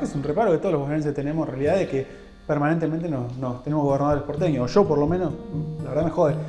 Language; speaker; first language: Spanish; native; Spanish